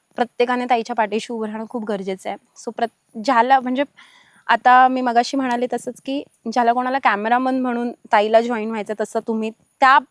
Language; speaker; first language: Marathi; native; Marathi